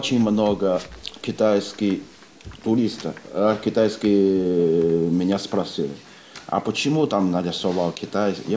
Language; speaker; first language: Russian; non-native, learner; Chinese